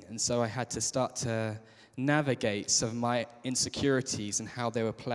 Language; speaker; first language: English; native; English